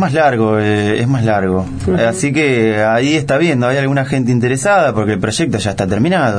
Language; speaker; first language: Spanish; native; Spanish